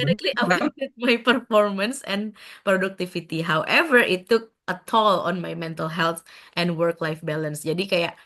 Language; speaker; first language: English; non-native, fluent; Indonesian